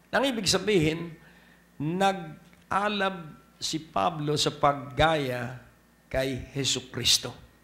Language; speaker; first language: Filipino; native; Filipino